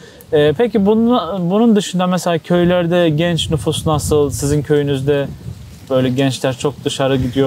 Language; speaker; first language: Turkish; native; Turkish